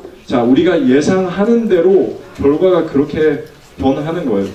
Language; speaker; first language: Korean; early bilingual, heritage; Korean